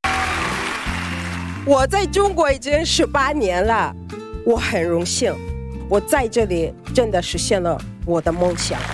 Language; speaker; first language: Chinese; non-native, fluent; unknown